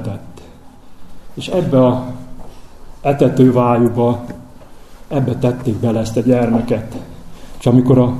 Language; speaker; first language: Hungarian; native; Hungarian